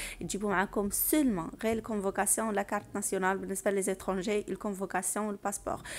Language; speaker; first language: French; non-native, local second language; Arabic